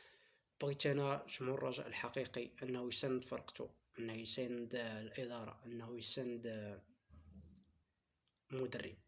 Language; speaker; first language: Arabic; native; Arabic